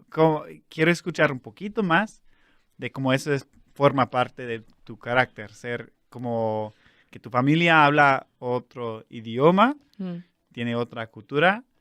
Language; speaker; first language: Spanish; non-native, fluent; English